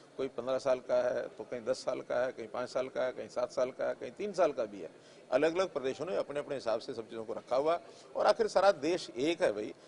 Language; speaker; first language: Hindi; native; Hindi